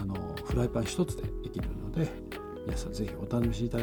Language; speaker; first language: Japanese; native; Japanese